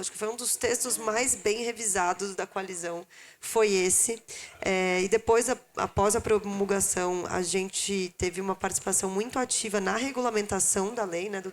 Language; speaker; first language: Portuguese; native; Portuguese